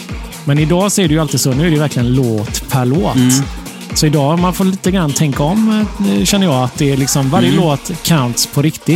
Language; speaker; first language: Swedish; native; Swedish